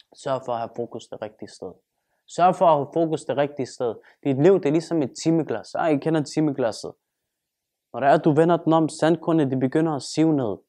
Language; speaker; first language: Danish; early bilingual, other home language; Turkish